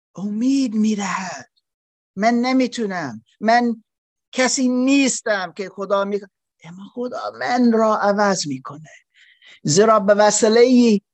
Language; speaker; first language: Persian; non-native, learner; German